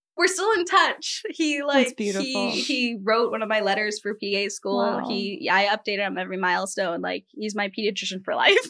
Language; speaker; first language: English; native; English